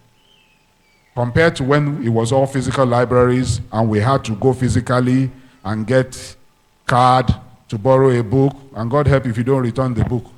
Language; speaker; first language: English; non-native, local second language; Yoruba